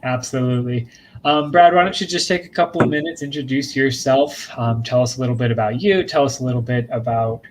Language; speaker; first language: English; native; English